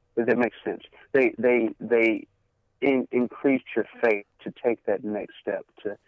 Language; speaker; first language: English; native; English